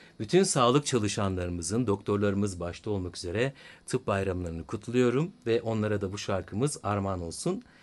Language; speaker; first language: Turkish; native; Turkish